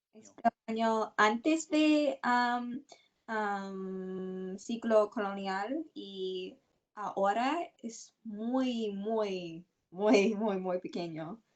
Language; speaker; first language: Spanish; non-native, learner; English